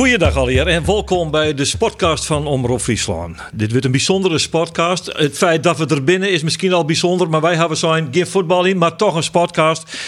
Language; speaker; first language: Dutch; non-native, local second language; Western Frisian